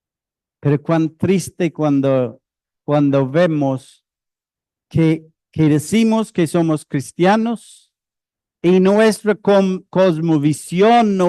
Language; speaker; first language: Spanish; non-native, fluent; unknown